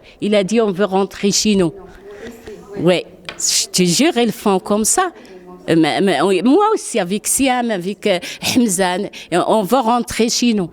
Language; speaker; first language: French; non-native, learner; Arabic